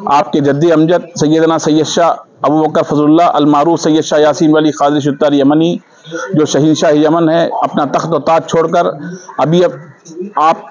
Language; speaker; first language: Urdu; native; Urdu